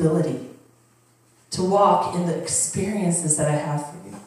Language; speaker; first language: English; native; English